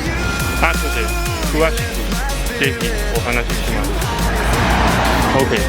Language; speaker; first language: Japanese; non-native, learner; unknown